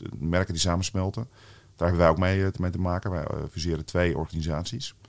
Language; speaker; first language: Dutch; native; Dutch